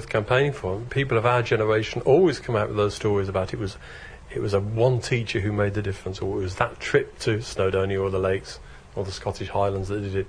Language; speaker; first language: English; native; English